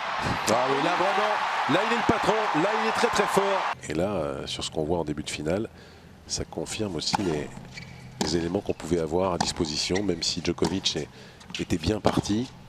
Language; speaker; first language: French; native; French